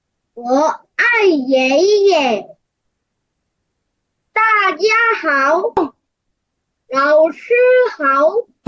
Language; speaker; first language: Chinese; non-native, learner; Korean